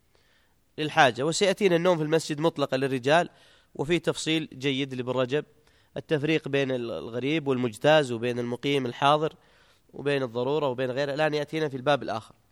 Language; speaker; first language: Arabic; native; Arabic